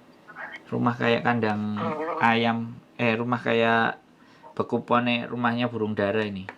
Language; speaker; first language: Indonesian; non-native, local second language; Javanese